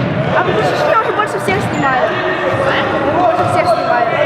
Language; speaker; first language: Russian; native; Russian